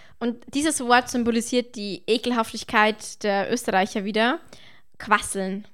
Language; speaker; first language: German; native; German